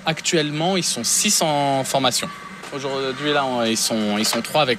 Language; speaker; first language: French; native; French